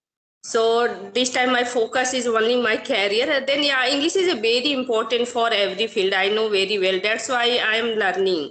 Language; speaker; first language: English; non-native, learner; Hindi